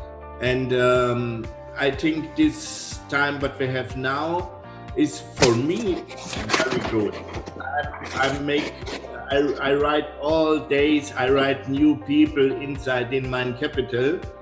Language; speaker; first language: English; non-native, learner; German